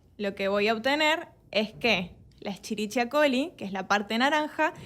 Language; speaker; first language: Spanish; native; Spanish